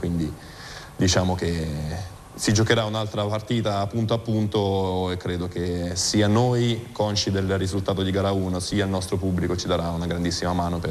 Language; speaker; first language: Italian; native; Italian